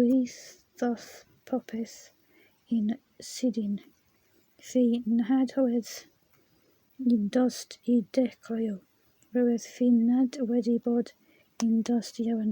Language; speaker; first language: Welsh; non-native, learner; English